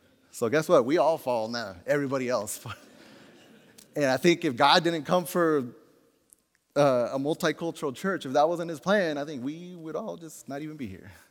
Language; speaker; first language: English; early bilingual, other home language; Spanish